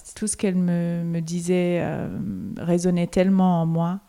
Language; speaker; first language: French; non-native, fluent; English